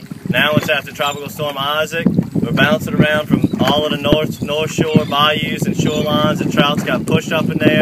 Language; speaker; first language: English; native; English